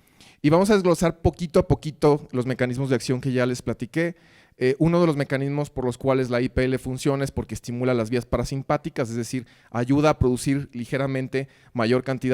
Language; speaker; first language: Spanish; native; Spanish